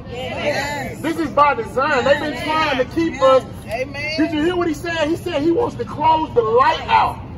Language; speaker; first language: English; native; English